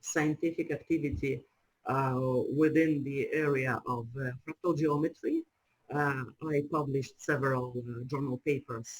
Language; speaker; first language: English; non-native, fluent; Ukrainian